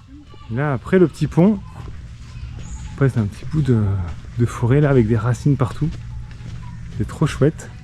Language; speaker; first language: French; native; French